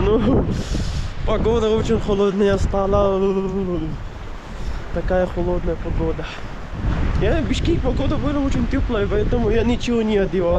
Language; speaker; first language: Russian; non-native, learner; Urdu